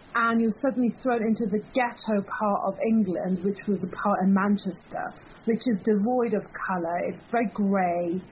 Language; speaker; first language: English; early bilingual, other home language; Persian